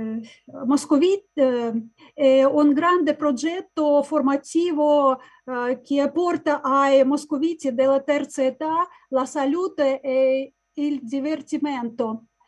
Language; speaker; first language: Italian; non-native, learner; Russian